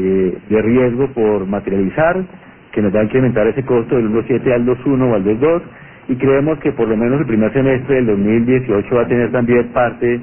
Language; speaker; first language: Spanish; native; Spanish